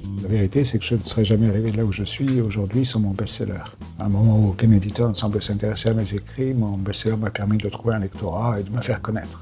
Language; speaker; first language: French; native; French